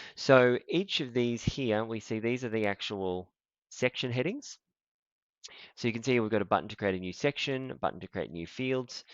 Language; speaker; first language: English; native; English